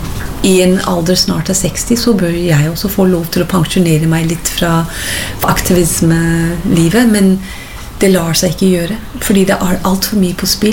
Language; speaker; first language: Norwegian; non-native, fluent; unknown